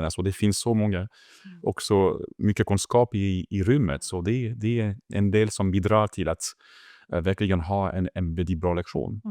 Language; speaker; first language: Swedish; non-native, fluent; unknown